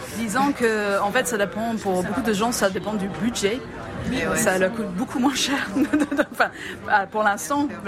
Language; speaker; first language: French; non-native, fluent; English